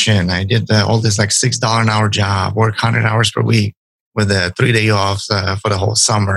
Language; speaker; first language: English; non-native, fluent; Ukrainian